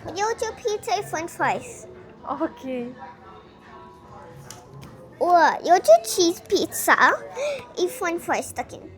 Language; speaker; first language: Ukrainian; early bilingual, heritage; Ukrainian